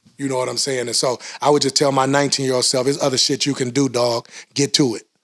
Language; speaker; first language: English; native; English